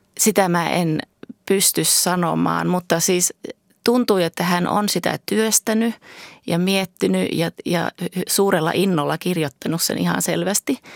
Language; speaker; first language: Finnish; early bilingual, heritage; Finnish